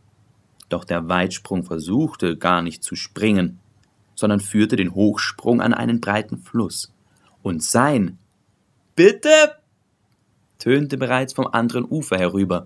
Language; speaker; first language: German; native; German